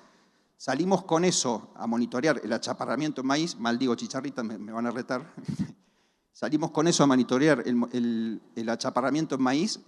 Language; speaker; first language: Spanish; native; Spanish